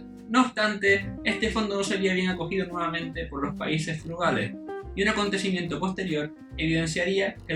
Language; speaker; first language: Spanish; native; Spanish